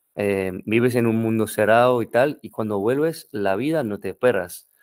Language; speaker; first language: Spanish; non-native, fluent; French